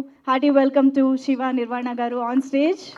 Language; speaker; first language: Telugu; native; Telugu